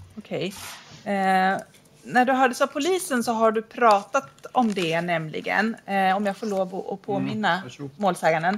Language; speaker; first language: Swedish; native; Swedish